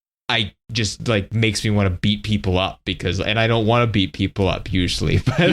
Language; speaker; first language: English; native; English